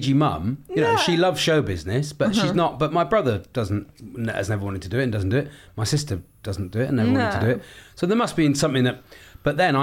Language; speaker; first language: English; native; English